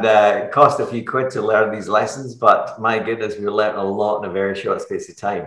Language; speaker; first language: English; native; English